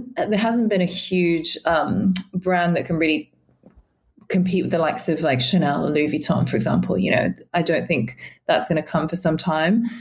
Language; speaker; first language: English; native; English